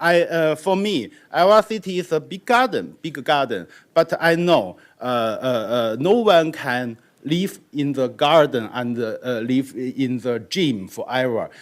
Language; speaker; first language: English; non-native, learner; Chinese